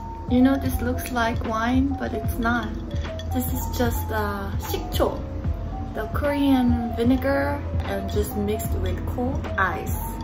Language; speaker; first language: English; non-native, fluent; Korean